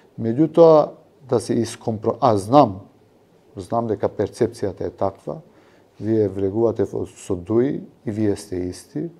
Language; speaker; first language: Macedonian; non-native, local second language; Albanian